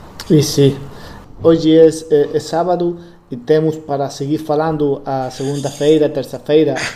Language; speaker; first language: Portuguese; non-native, learner; Spanish